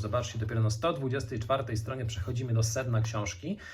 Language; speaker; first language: Polish; native; Polish